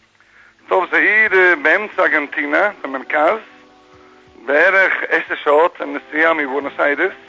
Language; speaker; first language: Hebrew; non-native, fluent; English